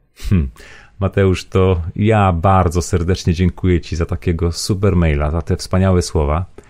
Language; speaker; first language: Polish; native; Polish